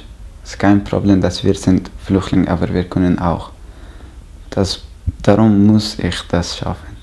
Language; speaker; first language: German; non-native, learner; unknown